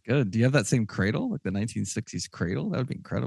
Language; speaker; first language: English; native; English